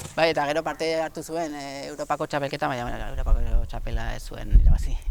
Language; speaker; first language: Basque; non-native, local second language; Spanish